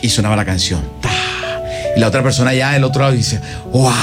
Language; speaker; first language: Spanish; native; Spanish